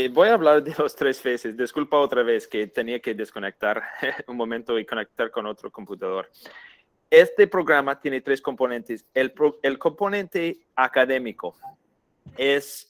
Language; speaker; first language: Spanish; non-native, fluent; English